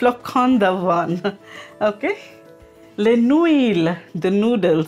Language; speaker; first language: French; non-native, fluent; Telugu